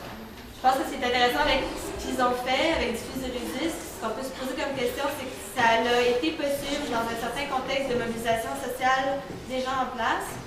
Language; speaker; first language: French; native; French